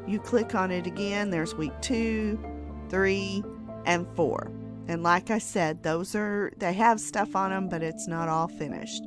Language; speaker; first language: English; native; English